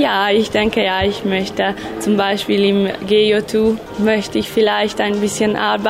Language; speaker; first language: German; non-native, local second language; Hungarian